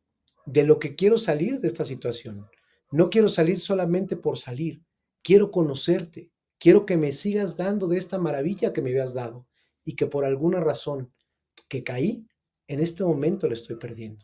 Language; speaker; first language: Spanish; native; Spanish